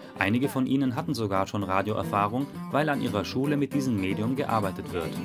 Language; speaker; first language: German; native; German